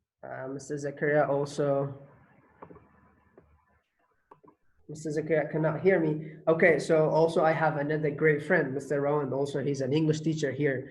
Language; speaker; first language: English; non-native, fluent; Kurdish